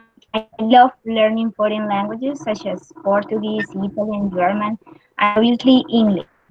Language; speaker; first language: English; non-native, learner; Spanish